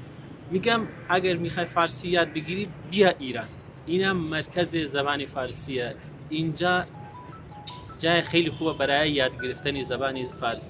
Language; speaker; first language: Persian; non-native, learner; Kurdish